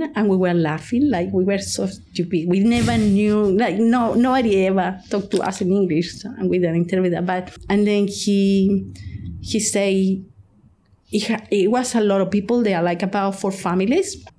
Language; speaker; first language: English; non-native, fluent; Spanish